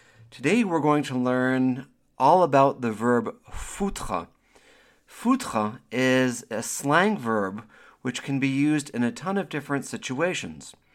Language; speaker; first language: English; native; English